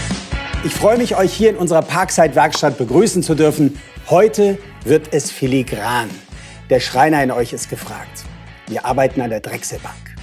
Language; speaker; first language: German; native; German